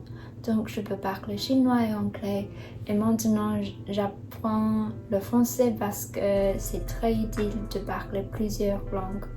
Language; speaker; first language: French; non-native, learner; Chinese